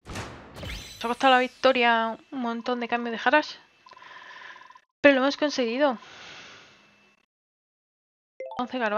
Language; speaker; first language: Spanish; native; Spanish